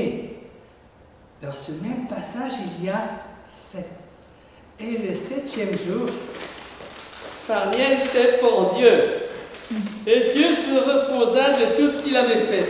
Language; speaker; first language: French; native; French